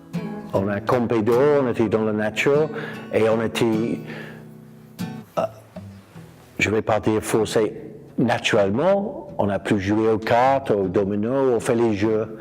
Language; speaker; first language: French; non-native, fluent; English